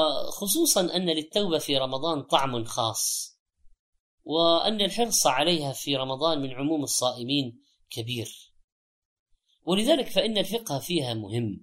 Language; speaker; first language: Arabic; native; Arabic